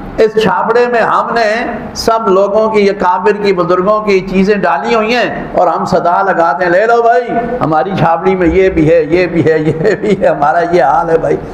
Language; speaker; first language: Urdu; non-native, local second language; Punjabi